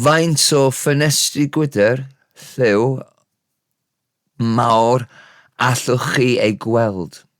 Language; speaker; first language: Welsh; non-native, learner; English